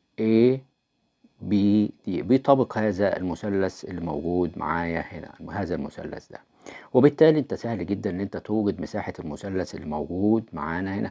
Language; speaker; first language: Arabic; native; Arabic